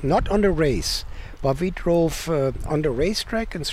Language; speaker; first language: English; non-native, fluent; German